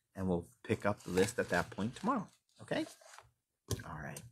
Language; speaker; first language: English; native; English